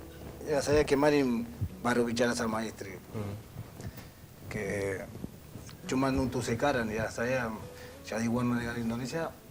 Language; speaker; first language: Indonesian; non-native, learner; Spanish